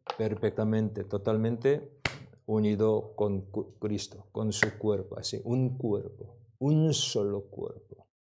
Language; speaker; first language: Spanish; non-native, learner; Korean